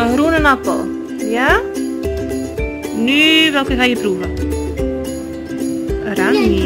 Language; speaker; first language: Dutch; non-native, fluent; Urdu